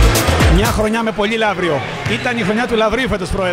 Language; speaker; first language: Greek; native; Greek